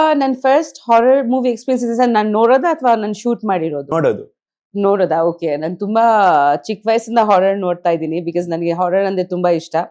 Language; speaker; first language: Kannada; non-native, fluent; Bangla